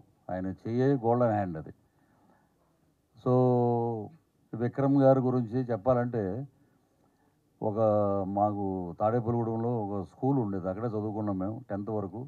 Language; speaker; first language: Telugu; native; Telugu